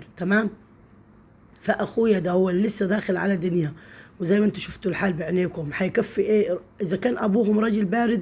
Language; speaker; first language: Arabic; native; Arabic